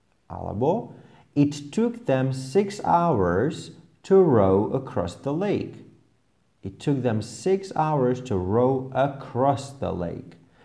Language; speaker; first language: English; non-native, fluent; Slovak